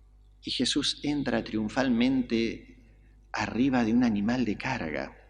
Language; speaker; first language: Spanish; native; Spanish